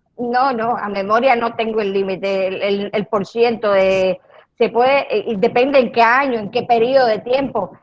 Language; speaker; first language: Spanish; native; Spanish